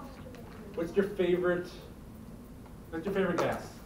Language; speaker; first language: English; native; English